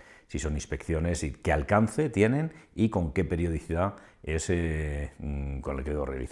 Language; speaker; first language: Spanish; native; Spanish